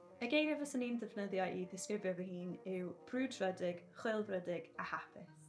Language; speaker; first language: Welsh; non-native, local second language; English